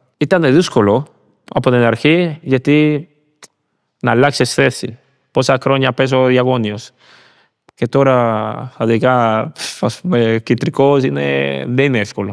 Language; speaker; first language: Greek; non-native, learner; Spanish